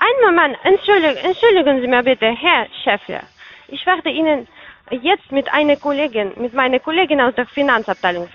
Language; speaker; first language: German; non-native, fluent; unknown